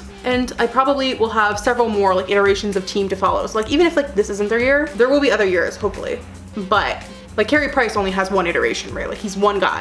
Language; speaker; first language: English; native; English